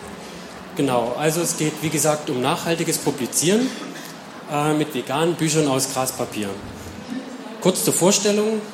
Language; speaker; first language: German; native; German